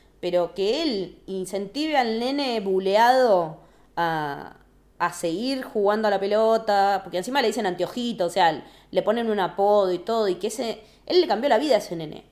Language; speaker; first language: Spanish; native; Spanish